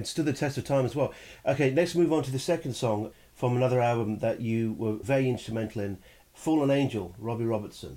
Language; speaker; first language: English; native; English